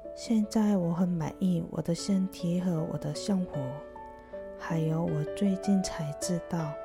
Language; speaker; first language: Chinese; non-native, fluent; Korean